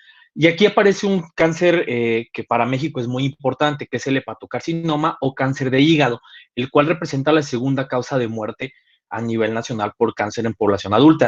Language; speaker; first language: Spanish; native; Spanish